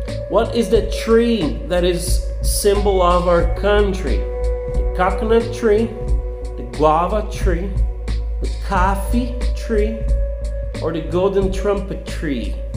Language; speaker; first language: English; non-native, fluent; Portuguese